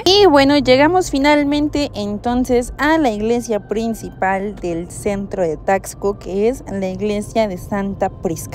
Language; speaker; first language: Spanish; native; Spanish